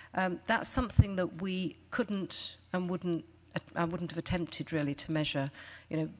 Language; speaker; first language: English; native; English